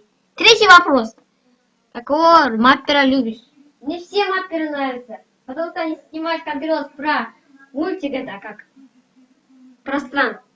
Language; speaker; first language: Russian; non-native, local second language; Kazakh